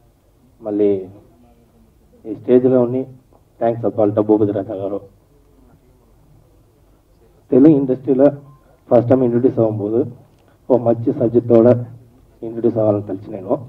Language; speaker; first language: Telugu; non-native, learner; Tamil